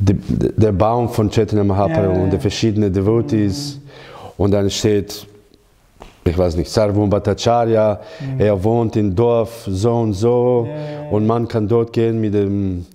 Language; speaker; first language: German; non-native, learner; Croatian